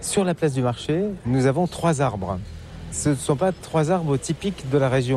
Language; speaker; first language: French; native; French